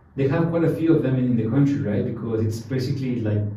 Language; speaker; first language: English; non-native, fluent; Spanish